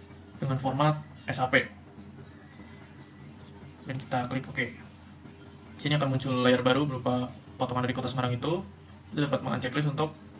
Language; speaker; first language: Indonesian; native; Indonesian